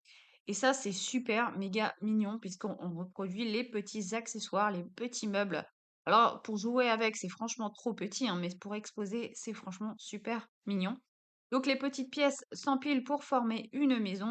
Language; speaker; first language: French; native; French